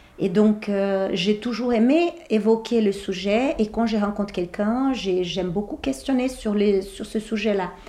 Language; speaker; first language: French; non-native, fluent; Portuguese